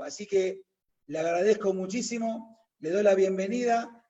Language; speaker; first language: Spanish; native; Spanish